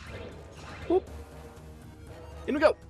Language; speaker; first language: English; native; English